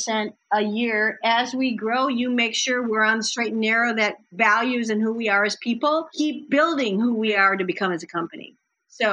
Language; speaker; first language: English; native; English